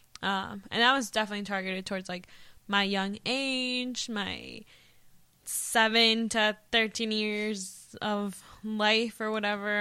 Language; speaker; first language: English; early bilingual, other home language; Spanish